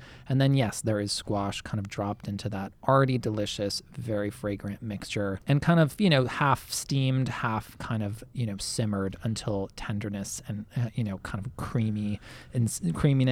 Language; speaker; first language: English; native; English